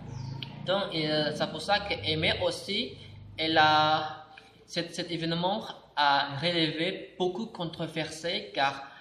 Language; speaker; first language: French; non-native, learner; Indonesian